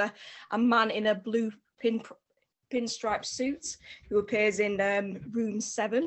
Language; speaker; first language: English; native; English